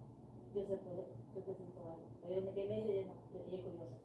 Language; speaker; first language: Spanish; native; Spanish